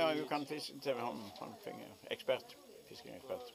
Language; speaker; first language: English; non-native, learner; Swedish